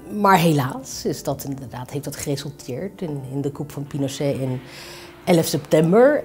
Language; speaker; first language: Dutch; early bilingual, other home language; Spanish